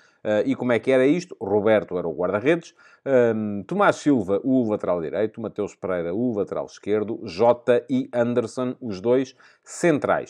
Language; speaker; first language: Portuguese; native; Portuguese